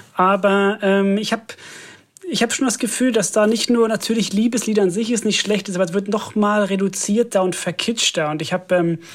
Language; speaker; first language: German; non-native, fluent; Finnish